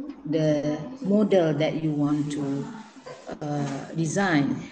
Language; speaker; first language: English; non-native, learner; Indonesian